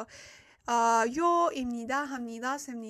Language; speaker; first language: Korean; non-native, fluent; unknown